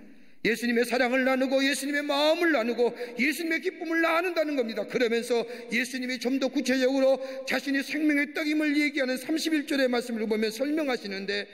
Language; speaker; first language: Korean; native; Korean